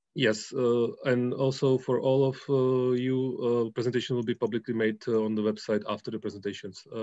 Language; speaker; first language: English; non-native, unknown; Czech